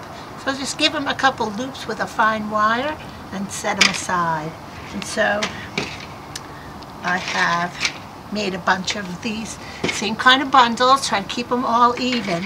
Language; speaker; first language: English; native; English